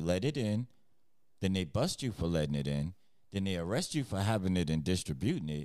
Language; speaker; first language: English; native; English